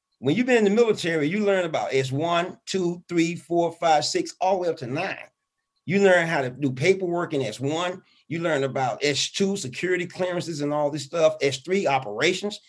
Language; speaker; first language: English; native; English